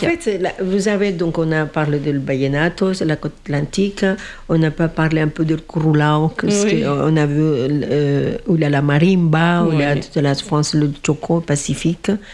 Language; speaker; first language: French; non-native, fluent; Spanish